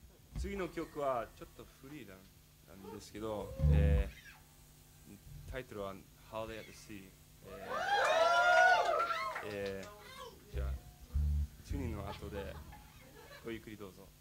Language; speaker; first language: Japanese; non-native, learner; English